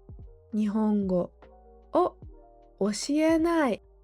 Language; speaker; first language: Japanese; non-native, fluent; English